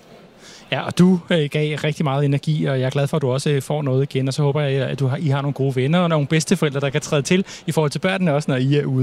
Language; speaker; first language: Danish; native; Danish